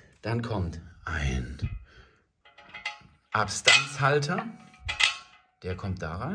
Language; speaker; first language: German; native; German